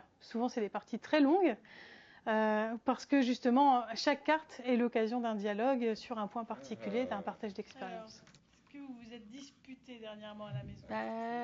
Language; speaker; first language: French; native; French